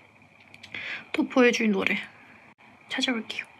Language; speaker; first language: Korean; non-native, fluent; English